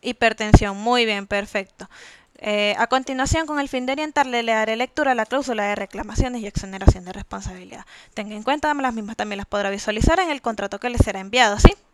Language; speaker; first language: Spanish; native; Spanish